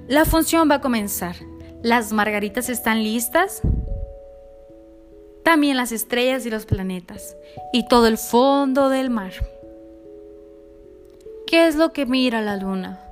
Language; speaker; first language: Spanish; native; Spanish